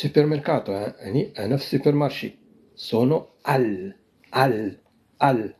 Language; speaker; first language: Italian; non-native, fluent; Arabic